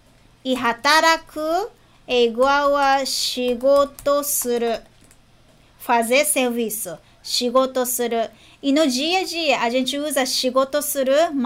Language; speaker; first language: Portuguese; non-native, fluent; Japanese